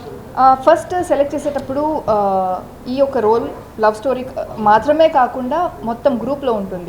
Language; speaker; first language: Telugu; non-native, fluent; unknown